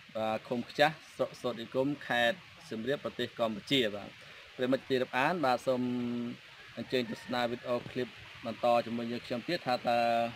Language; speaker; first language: Khmer; native; Khmer